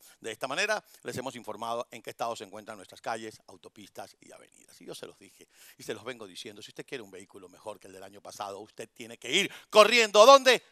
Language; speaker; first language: Spanish; native; Spanish